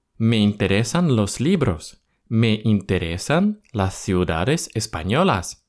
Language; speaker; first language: Spanish; non-native, fluent; Russian